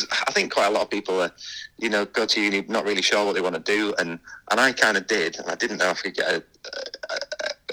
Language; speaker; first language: English; native; English